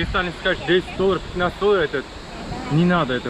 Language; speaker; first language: Russian; non-native, learner; Turkish